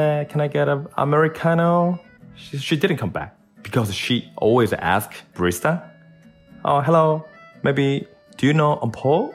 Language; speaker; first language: English; non-native, learner; Korean